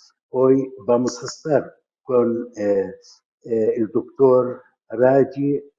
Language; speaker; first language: Spanish; non-native, fluent; Arabic